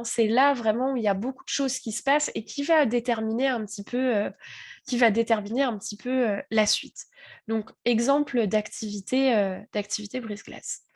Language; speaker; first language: French; native; French